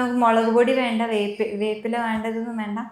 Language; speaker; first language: Malayalam; native; Malayalam